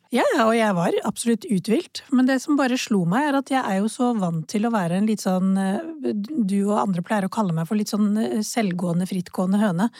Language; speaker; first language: Norwegian; early bilingual, other home language; Urdu